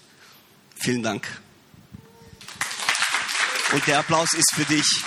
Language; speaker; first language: German; early bilingual, heritage; Romanian